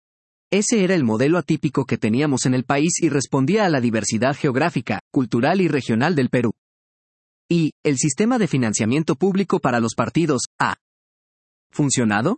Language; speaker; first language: Spanish; native; Spanish